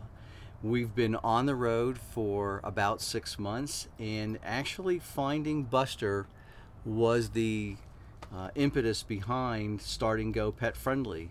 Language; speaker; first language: English; native; English